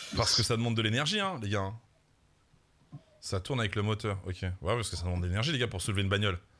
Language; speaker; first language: French; native; French